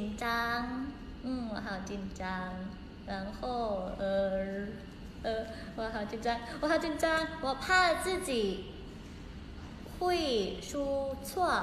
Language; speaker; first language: Chinese; non-native, learner; Thai